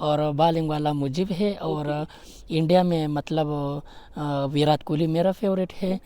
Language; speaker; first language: Hindi; non-native, learner; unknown